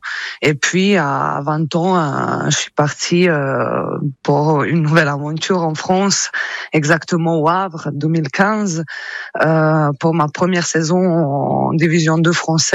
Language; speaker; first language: French; non-native, fluent; Croatian